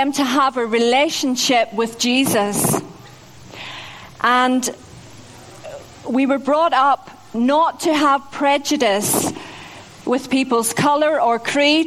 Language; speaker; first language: English; native; English